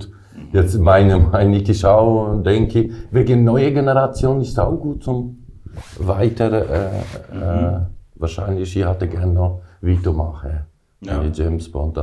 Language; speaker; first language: German; non-native, learner; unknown